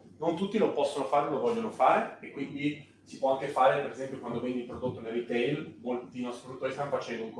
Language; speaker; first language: Italian; native; Italian